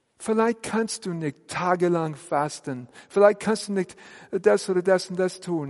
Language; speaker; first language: German; non-native, fluent; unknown